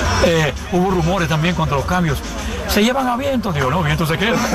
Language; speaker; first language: Spanish; native; Spanish